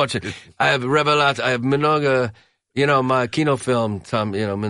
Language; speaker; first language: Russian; non-native, learner; English